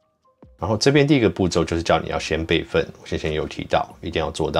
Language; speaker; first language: Chinese; native; Chinese